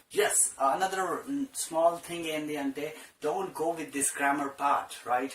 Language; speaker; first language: English; non-native, local second language; Telugu